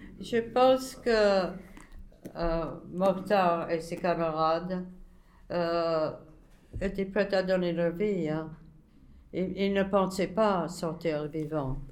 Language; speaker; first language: French; non-native, fluent; English